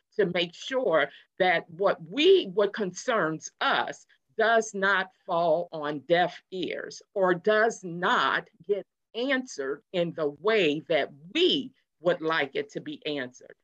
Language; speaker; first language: English; native; English